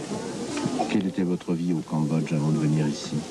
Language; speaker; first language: French; native; French